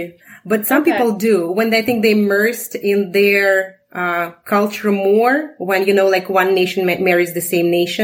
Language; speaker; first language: English; non-native, fluent; Russian